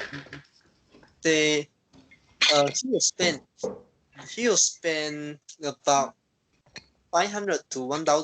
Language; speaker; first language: English; non-native, learner; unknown